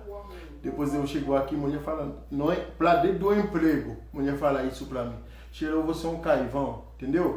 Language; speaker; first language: Portuguese; non-native, learner; Haitian Creole